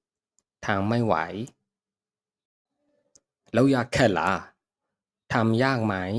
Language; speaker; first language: Thai; non-native, fluent; Burmese